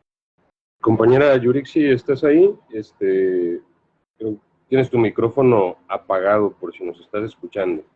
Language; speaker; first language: Spanish; native; Spanish